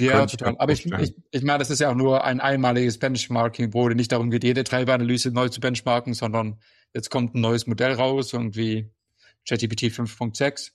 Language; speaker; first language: German; native; German